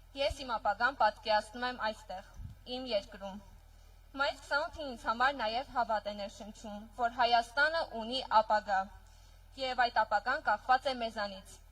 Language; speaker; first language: Armenian; native; Armenian